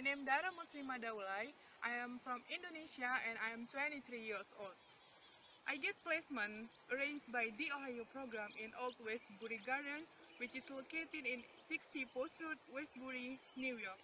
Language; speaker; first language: English; non-native, learner; Indonesian